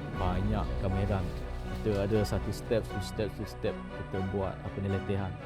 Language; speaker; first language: Malay; non-native, local second language; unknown